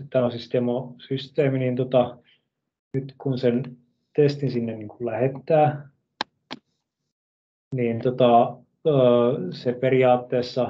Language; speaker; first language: Finnish; native; Finnish